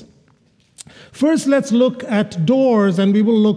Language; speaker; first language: English; non-native, local second language; Malayalam